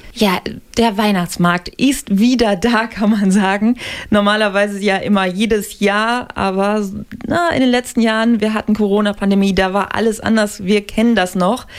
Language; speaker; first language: German; native; German